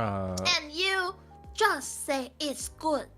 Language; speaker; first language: English; non-native, learner; Min Nan Chinese